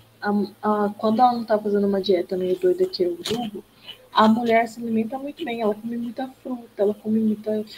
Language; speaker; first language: Portuguese; native; Portuguese